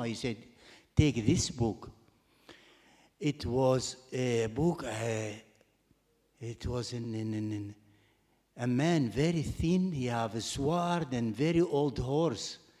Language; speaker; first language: English; non-native, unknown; Arabic